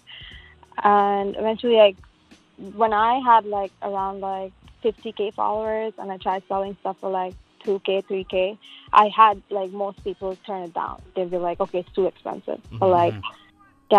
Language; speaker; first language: English; non-native, local second language; Tamil